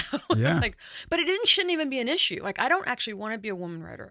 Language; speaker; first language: English; native; English